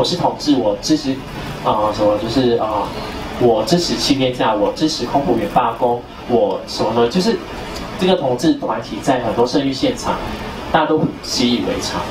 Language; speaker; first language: Chinese; native; Chinese